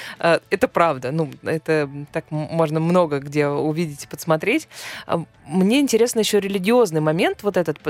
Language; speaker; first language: Russian; native; Russian